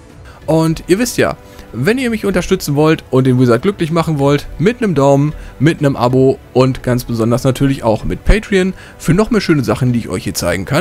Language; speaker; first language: German; native; German